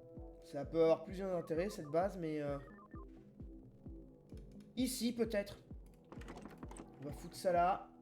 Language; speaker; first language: French; native; French